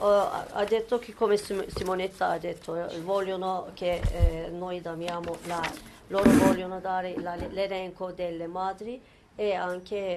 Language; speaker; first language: Italian; non-native, fluent; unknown